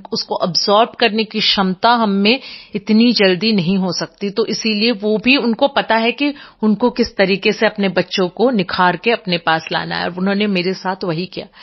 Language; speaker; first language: Hindi; non-native, local second language; Bangla